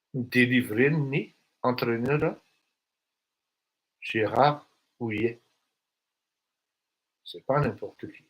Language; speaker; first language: French; non-native, local second language; Malagasy